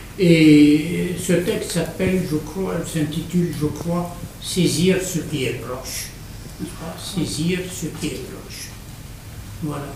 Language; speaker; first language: French; non-native, local second language; Arabic